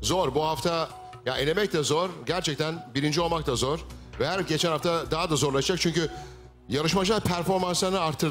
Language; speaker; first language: Turkish; native; Turkish